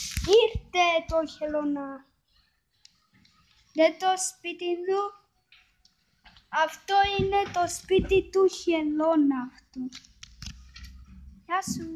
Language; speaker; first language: Greek; early bilingual, heritage; Greek